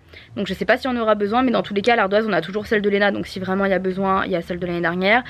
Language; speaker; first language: French; native; French